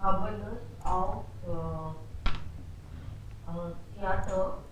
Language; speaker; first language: German; non-native, learner; Hindi